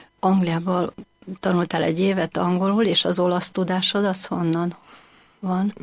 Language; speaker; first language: Hungarian; native; Hungarian